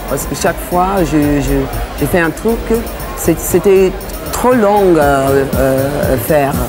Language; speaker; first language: French; non-native, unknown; English